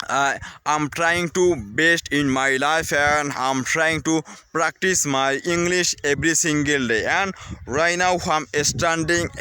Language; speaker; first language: English; non-native, learner; Bangla